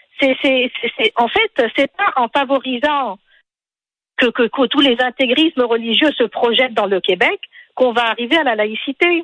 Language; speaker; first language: French; non-native, local second language; Arabic